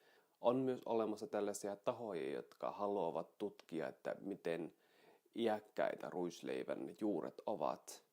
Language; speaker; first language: Finnish; native; Finnish